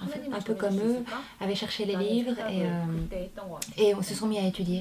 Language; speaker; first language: French; non-native, fluent; Korean